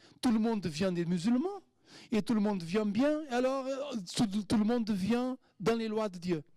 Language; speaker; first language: French; non-native, fluent; Portuguese